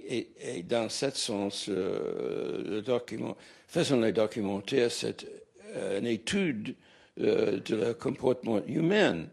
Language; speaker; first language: French; non-native, fluent; English